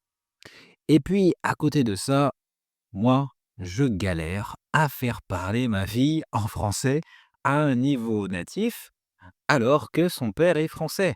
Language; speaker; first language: French; native; French